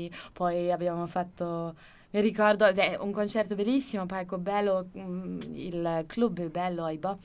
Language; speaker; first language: Italian; non-native, fluent; German